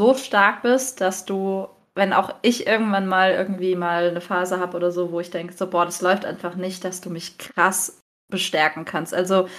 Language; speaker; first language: German; native; German